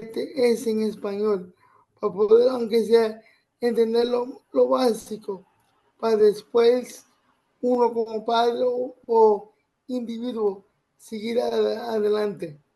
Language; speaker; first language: Spanish; early bilingual, other home language; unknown